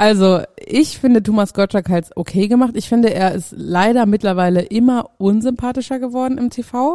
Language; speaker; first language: German; native; German